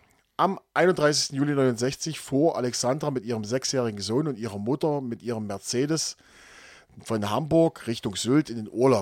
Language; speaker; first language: German; native; German